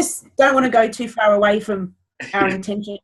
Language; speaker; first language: English; native; English